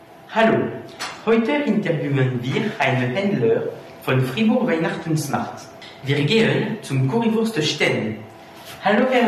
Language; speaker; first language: German; non-native, learner; French